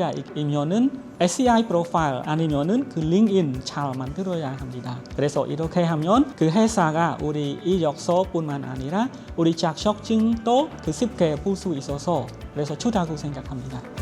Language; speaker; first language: Korean; non-native, learner; Khmer